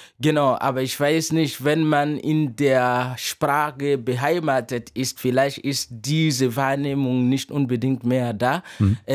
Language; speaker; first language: German; non-native, fluent; Mossi